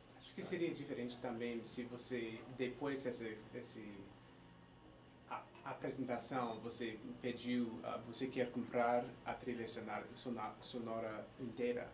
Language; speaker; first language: Portuguese; non-native, fluent; English